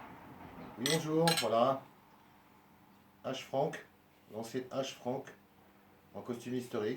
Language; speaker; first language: French; native; French